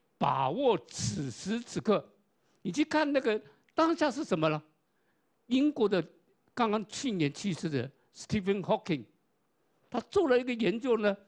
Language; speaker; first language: Chinese; non-native, local second language; Hakka Chinese